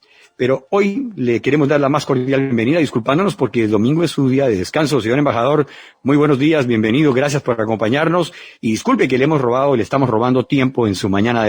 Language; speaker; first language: Spanish; native; Spanish